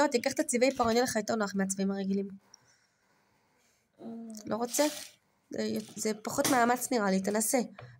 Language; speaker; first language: Hebrew; native; Hebrew